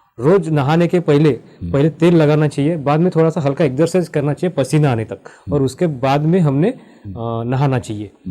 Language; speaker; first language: Hindi; non-native, local second language; Marathi